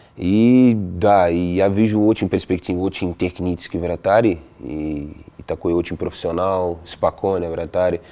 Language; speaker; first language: Russian; non-native, fluent; Portuguese